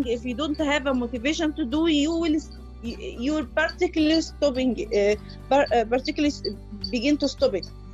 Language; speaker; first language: English; non-native, learner; Arabic